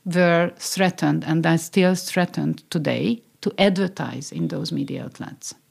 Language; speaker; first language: English; non-native, fluent; Hungarian